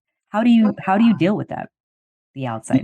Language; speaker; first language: English; native; English